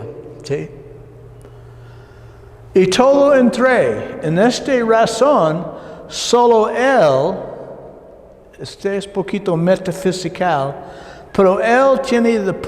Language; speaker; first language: Spanish; non-native, learner; English